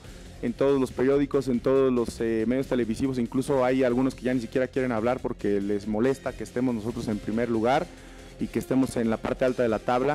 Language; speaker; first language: Spanish; native; Spanish